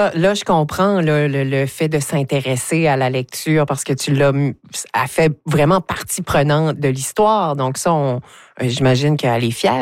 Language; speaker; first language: French; native; French